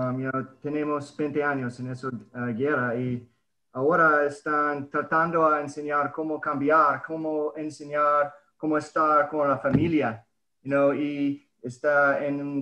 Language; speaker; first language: Spanish; early bilingual, heritage; English